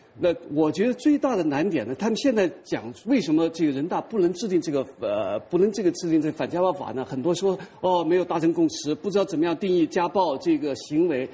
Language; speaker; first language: Chinese; native; Chinese